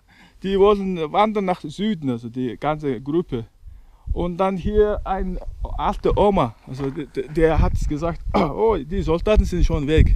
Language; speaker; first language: German; non-native, learner; Mongolian